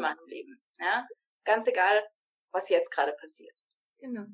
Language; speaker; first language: German; native; German